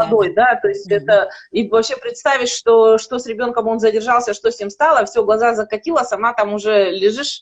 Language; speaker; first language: Russian; native; Russian